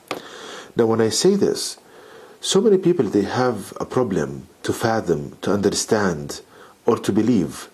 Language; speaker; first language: English; non-native, fluent; Arabic